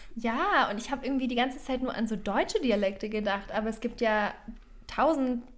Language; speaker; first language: German; native; German